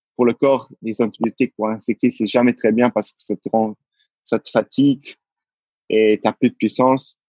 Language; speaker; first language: French; non-native, local second language; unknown